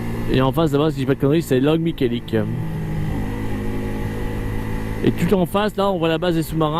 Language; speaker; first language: French; native; French